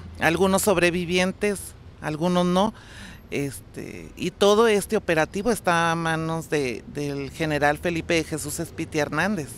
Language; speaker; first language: Spanish; native; Spanish